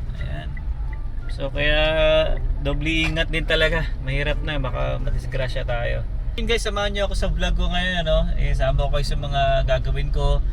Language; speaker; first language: Filipino; native; Filipino